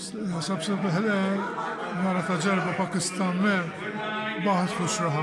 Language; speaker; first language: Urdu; non-native, learner; Maltese